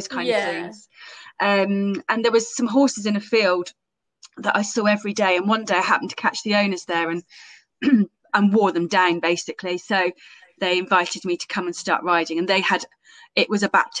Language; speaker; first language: English; native; English